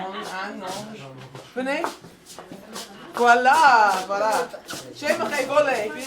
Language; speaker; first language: French; non-native, fluent; English